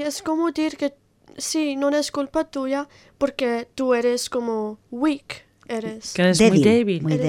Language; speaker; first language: Spanish; non-native, learner; Italian